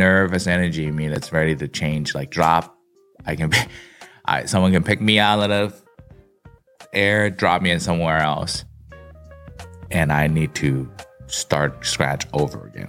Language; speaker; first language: English; non-native, local second language; Cantonese